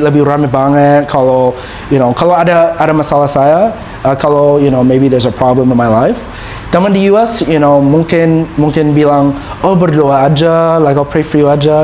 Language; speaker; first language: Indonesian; non-native, learner; English